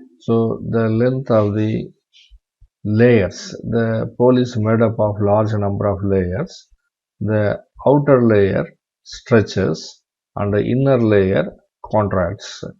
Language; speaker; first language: English; non-native, local second language; Tamil